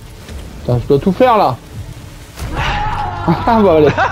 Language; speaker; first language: French; native; French